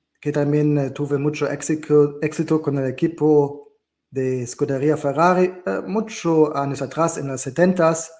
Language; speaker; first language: Spanish; non-native, learner; German